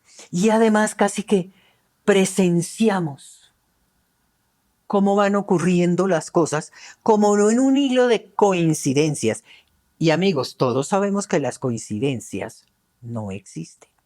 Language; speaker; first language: Spanish; native; Spanish